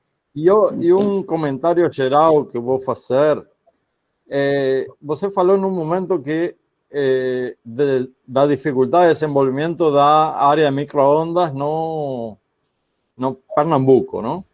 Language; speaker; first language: Portuguese; non-native, fluent; Spanish